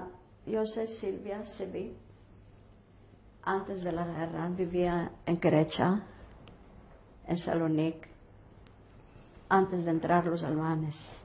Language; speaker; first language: Spanish; early bilingual, heritage; Ladino